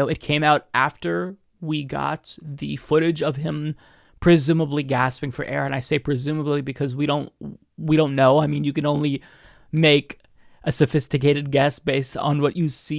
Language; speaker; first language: English; native; English